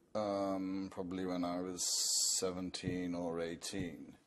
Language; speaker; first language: English; native; English